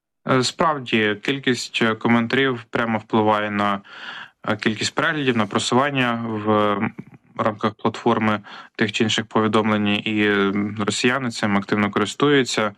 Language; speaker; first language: Ukrainian; native; Ukrainian